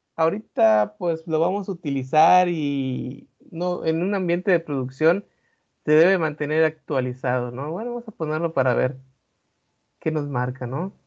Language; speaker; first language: Spanish; native; Spanish